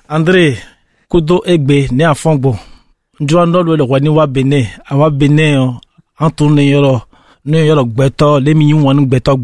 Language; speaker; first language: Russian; non-native, fluent; Fon